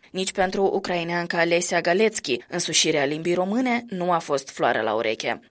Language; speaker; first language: Romanian; native; Romanian